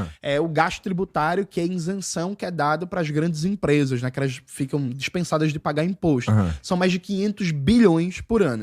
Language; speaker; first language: Portuguese; native; Portuguese